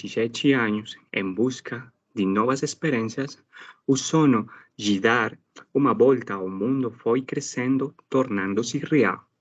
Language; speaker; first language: Portuguese; non-native, learner; Spanish